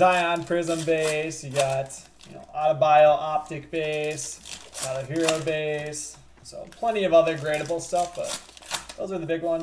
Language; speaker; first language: English; native; English